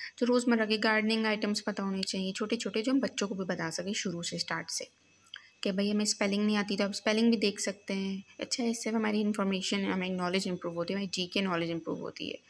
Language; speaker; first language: Urdu; native; Urdu